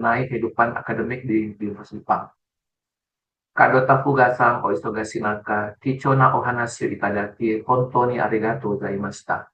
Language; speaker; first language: Indonesian; native; Indonesian